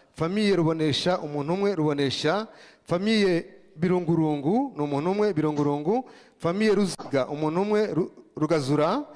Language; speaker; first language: Kinyarwanda; native; Kinyarwanda